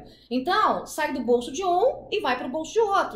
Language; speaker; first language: Portuguese; native; Portuguese